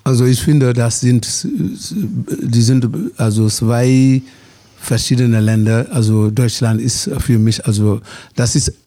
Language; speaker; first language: German; non-native, fluent; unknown